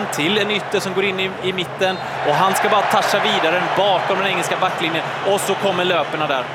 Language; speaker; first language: Swedish; native; Swedish